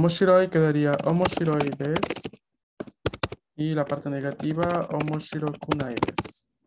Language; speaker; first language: Spanish; native; Spanish